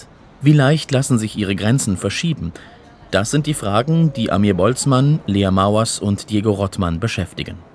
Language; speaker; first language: German; native; German